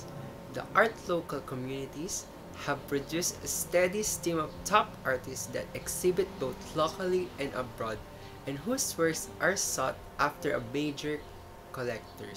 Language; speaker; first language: English; non-native, local second language; Filipino